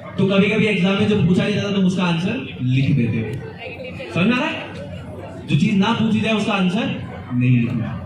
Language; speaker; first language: Hindi; native; Hindi